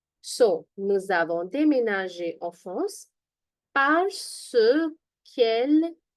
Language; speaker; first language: French; non-native, fluent; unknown